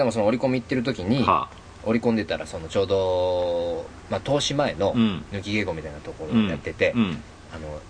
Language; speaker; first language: Japanese; native; Japanese